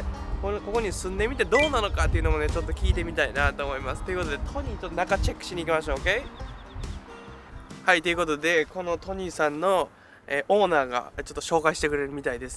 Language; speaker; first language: Japanese; native; Japanese